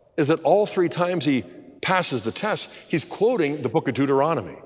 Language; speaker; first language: English; native; English